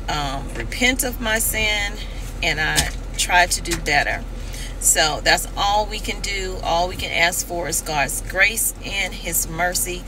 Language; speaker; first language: English; native; English